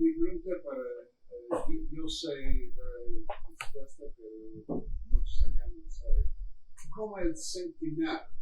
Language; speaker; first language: Spanish; non-native, learner; English